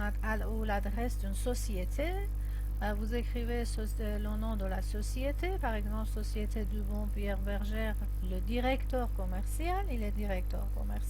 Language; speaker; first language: French; non-native, fluent; Persian